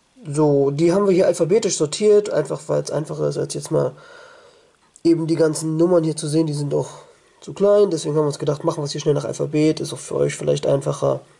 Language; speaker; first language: German; native; German